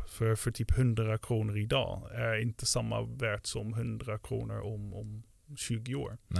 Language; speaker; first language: Swedish; non-native, fluent; Dutch